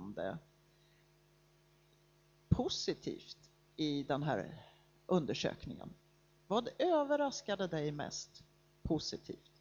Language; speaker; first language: Swedish; native; Swedish